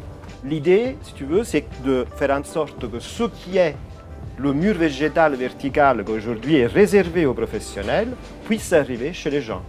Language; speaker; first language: French; non-native, fluent; Italian